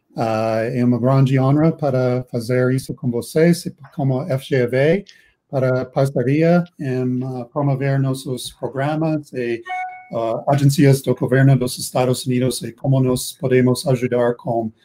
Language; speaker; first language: Portuguese; non-native, learner; English